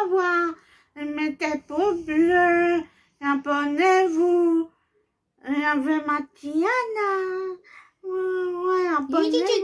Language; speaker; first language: French; native; French